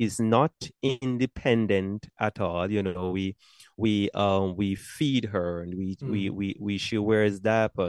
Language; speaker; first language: English; non-native, local second language; Jamaican Creole English